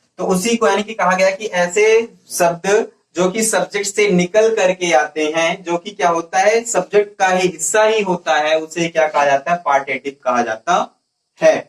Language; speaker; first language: Hindi; native; Hindi